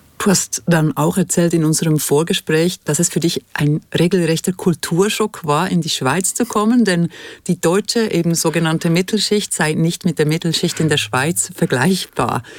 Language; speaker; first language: German; native; German